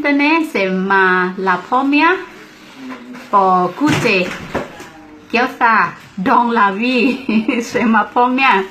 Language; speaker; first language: French; non-native, learner; Thai